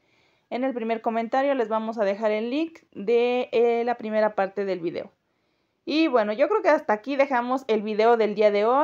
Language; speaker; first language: Spanish; native; Spanish